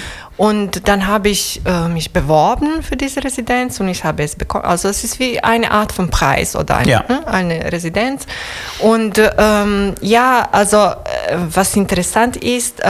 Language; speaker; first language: German; non-native, fluent; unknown